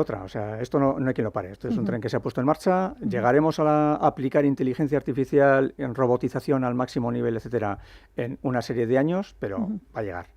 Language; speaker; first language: Spanish; native; Spanish